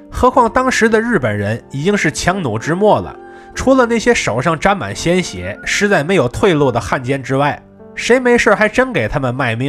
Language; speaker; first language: Chinese; native; Chinese